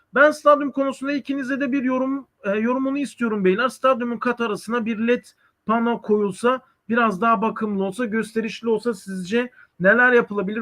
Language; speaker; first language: Turkish; native; Turkish